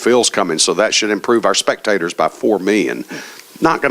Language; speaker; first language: English; native; English